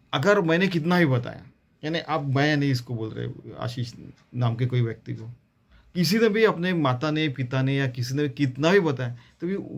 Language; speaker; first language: Hindi; non-native, local second language; Marathi